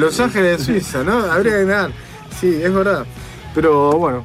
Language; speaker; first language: Spanish; native; Spanish